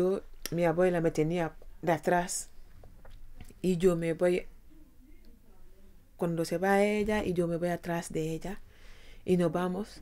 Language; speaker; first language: Spanish; non-native, fluent; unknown